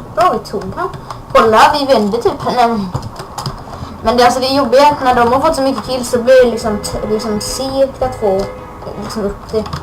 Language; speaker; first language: Swedish; native; Swedish